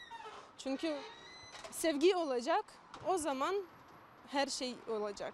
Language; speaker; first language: Turkish; non-native, learner; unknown